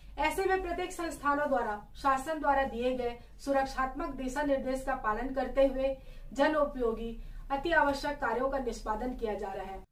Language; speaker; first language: Hindi; native; Hindi